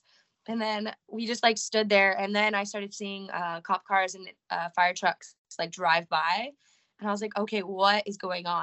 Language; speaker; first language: English; native; English